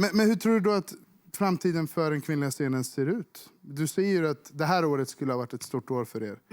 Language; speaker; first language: Swedish; native; Swedish